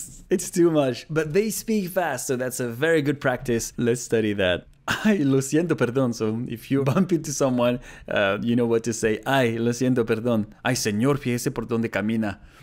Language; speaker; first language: English; non-native, fluent; Japanese